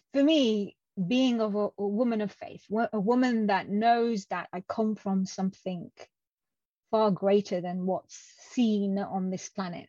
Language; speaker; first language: English; non-native, local second language; Punjabi